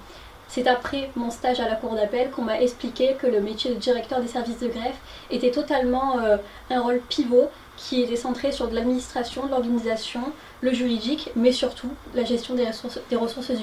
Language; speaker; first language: French; native; French